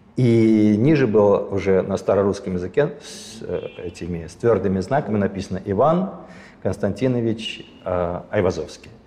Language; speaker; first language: Russian; native; Russian